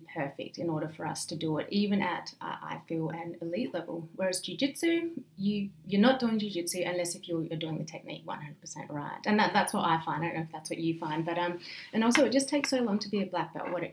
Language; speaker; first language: English; native; English